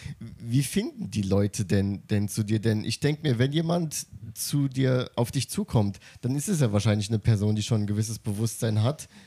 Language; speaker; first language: German; native; German